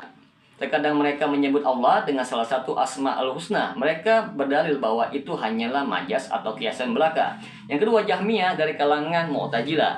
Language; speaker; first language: Indonesian; native; Indonesian